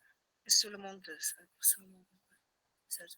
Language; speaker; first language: French; non-native, learner; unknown